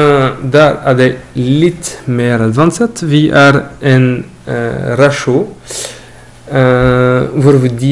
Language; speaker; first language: Norwegian; non-native, learner; French